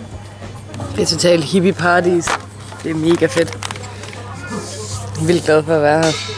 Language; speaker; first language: Danish; native; Danish